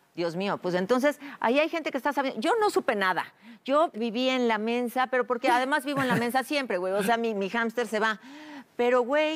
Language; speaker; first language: Spanish; native; Spanish